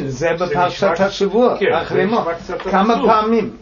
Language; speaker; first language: Hebrew; non-native, fluent; English